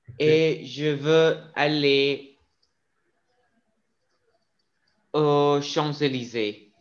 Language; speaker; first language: French; non-native, learner; English